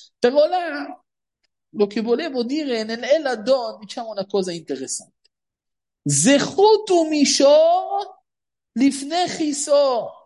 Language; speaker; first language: Italian; non-native, fluent; Hebrew